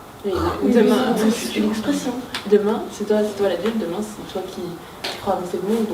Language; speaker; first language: French; native; French